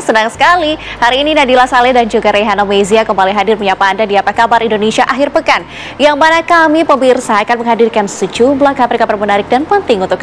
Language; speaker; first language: Indonesian; native; Indonesian